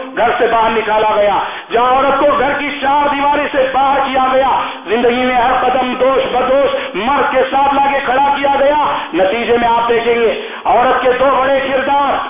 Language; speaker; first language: Urdu; native; Urdu